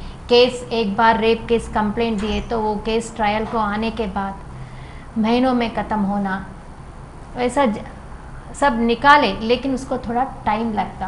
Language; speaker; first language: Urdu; non-native, local second language; Telugu